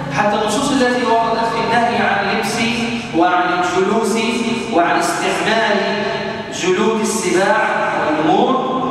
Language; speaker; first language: Arabic; native; Arabic